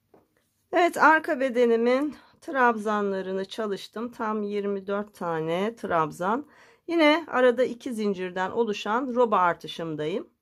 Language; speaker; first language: Turkish; native; Turkish